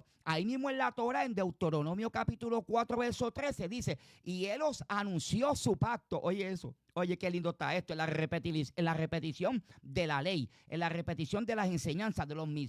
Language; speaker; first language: Spanish; native; Spanish